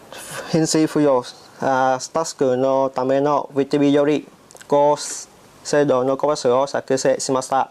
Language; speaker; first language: Japanese; non-native, learner; Vietnamese